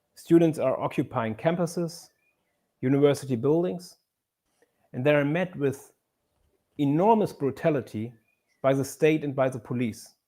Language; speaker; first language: English; non-native, fluent; German